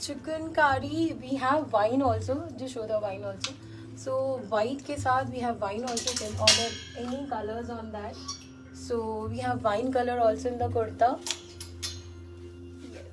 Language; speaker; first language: English; non-native, local second language; Hindi